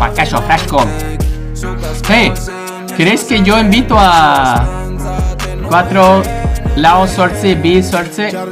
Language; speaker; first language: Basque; non-native, learner; English